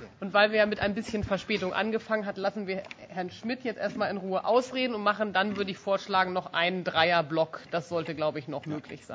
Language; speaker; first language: German; native; German